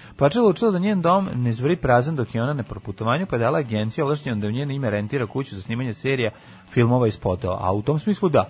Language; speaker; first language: Serbian; native; Serbian